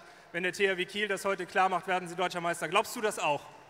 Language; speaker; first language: German; native; German